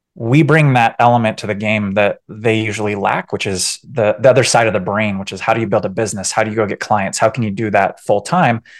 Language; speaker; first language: English; native; English